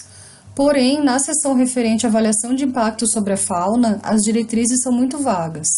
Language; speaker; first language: Portuguese; native; Portuguese